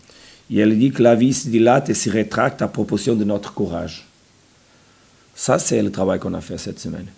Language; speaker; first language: French; non-native, fluent; Portuguese